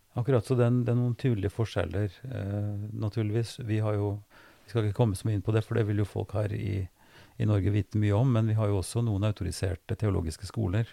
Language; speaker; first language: Norwegian; native; Norwegian